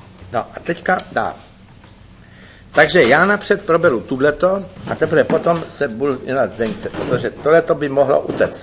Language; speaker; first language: Czech; native; Czech